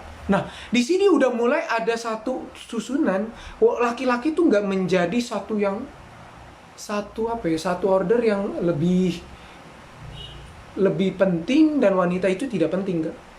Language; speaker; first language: Indonesian; native; Indonesian